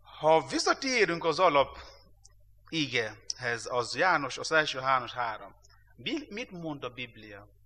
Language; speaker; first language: Hungarian; non-native, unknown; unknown